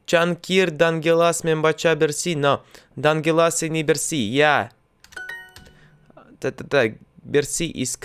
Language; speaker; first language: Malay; non-native, learner; Russian